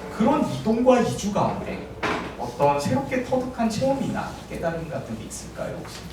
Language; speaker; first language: Korean; native; Korean